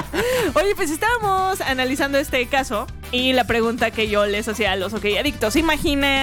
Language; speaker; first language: Spanish; native; Spanish